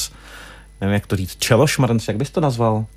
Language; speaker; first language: Czech; native; Czech